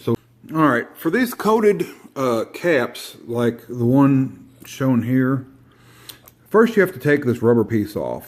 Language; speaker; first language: English; native; English